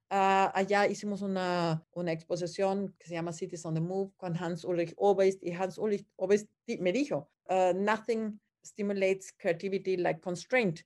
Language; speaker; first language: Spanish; non-native, fluent; German